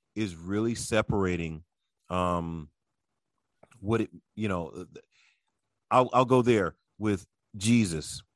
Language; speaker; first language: English; early bilingual, other home language; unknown